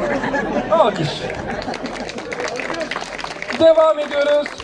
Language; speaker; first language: Turkish; native; Turkish